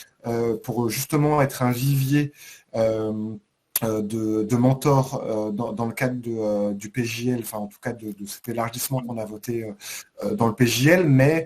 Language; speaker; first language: French; native; French